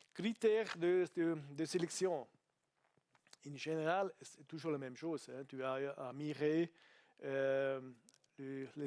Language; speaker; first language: French; non-native, learner; Italian